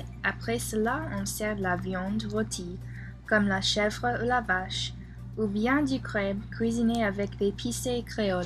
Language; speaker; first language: French; non-native, learner; English